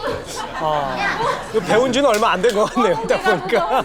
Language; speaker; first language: Korean; native; Korean